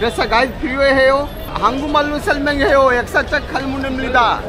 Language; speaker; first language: Korean; non-native, learner; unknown